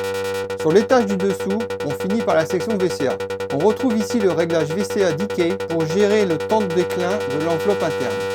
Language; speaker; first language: French; native; French